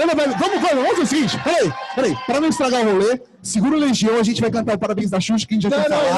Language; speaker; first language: Portuguese; native; Portuguese